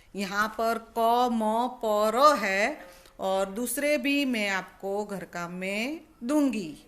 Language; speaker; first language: Hindi; non-native, local second language; Gujarati